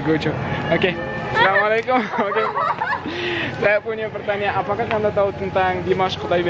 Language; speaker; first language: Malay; non-native, learner; Kazakh